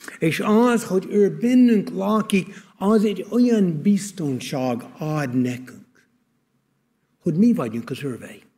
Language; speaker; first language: Hungarian; non-native, fluent; English